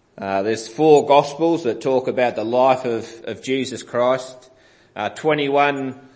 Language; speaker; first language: English; native; English